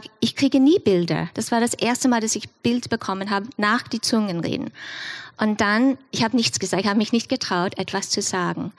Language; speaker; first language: German; non-native, fluent; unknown